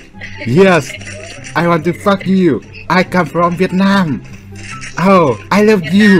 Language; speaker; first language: English; non-native, learner; Vietnamese